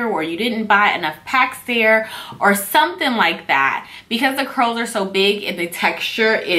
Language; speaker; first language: English; native; English